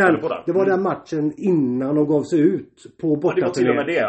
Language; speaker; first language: Swedish; native; Swedish